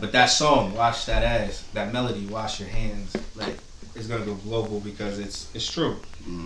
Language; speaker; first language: English; native; English